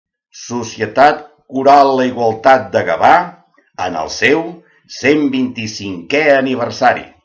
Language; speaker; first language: Catalan; native; Catalan